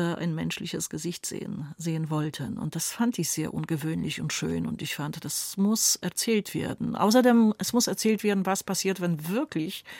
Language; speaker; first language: German; non-native, fluent; Polish